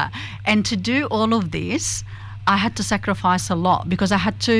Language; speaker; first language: English; non-native, fluent; Arabic